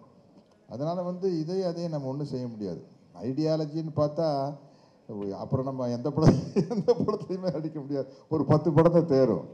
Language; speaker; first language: Tamil; native; Tamil